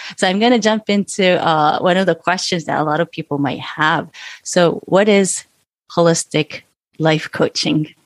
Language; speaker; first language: English; non-native, fluent; Japanese